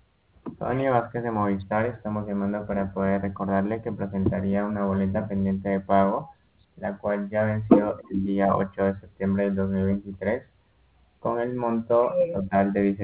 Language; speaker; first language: Spanish; native; Spanish